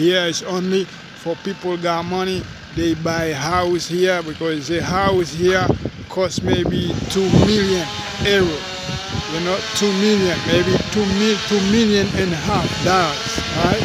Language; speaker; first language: English; non-native, fluent; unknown